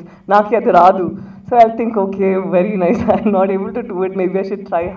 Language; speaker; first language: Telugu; non-native, fluent; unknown